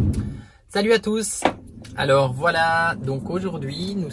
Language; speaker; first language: French; native; French